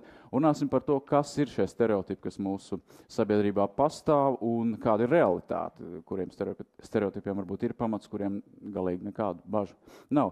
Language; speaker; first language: Latvian; native; Latvian